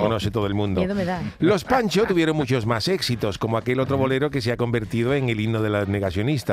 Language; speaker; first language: Spanish; native; Spanish